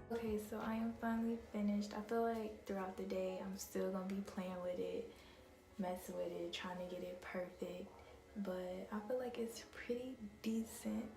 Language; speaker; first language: English; native; English